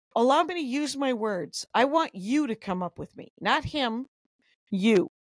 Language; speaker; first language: English; native; English